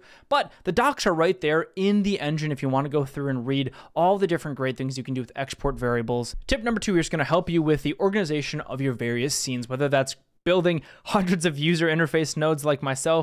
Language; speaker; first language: English; native; English